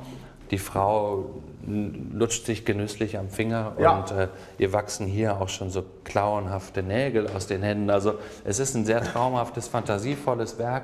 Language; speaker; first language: German; native; German